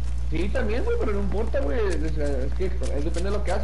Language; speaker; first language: Spanish; early bilingual, heritage; Spanish